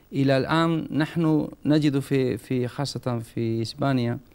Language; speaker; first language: Arabic; non-native, learner; Spanish